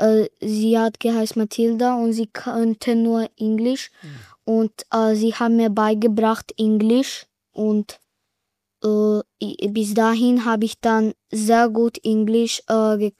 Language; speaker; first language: German; early bilingual, other home language; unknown